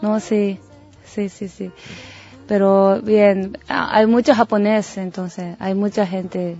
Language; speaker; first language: Spanish; non-native, learner; Japanese